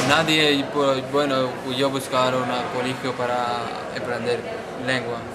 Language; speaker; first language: Spanish; non-native, learner; Punjabi